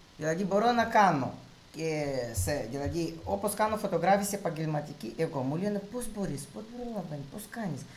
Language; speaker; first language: Greek; non-native, fluent; Russian